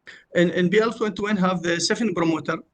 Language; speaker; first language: English; non-native, learner; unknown